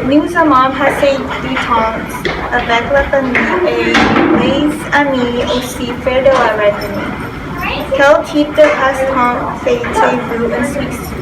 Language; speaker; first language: French; non-native, learner; English